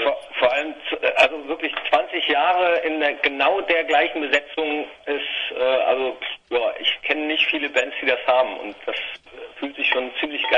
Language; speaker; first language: German; native; German